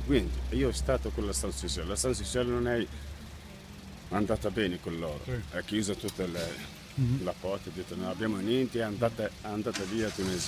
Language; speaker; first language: Italian; non-native, learner; Arabic